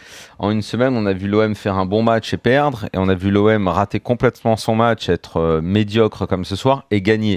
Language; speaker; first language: French; native; French